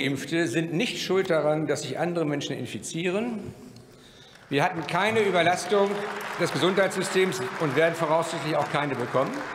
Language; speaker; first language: German; native; German